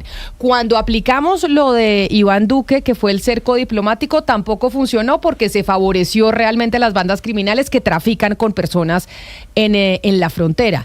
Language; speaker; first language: Spanish; native; Spanish